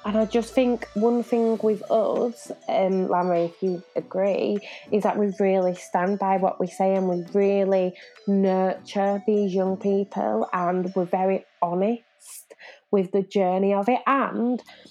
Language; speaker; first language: English; native; English